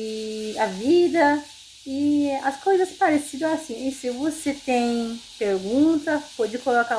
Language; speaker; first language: Portuguese; non-native, fluent; Persian